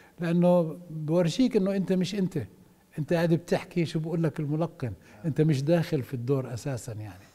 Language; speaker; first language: Arabic; native; Arabic